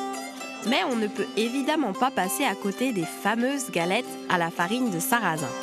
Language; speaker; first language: French; native; French